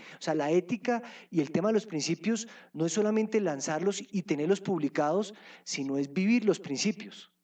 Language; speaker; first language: Spanish; native; Spanish